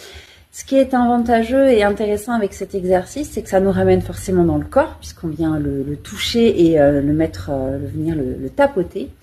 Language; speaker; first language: French; native; French